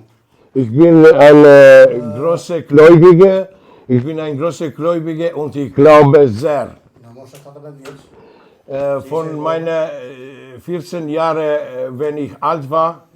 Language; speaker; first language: German; non-native, learner; Albanian